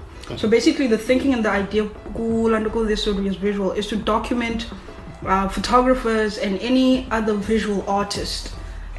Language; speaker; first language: English; non-native, local second language; Xhosa